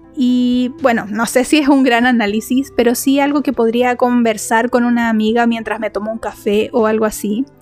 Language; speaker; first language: Spanish; native; Spanish